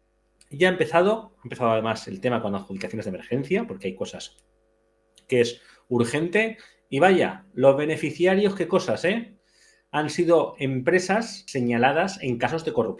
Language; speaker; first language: Spanish; native; Spanish